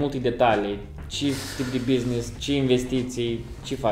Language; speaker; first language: Romanian; native; Romanian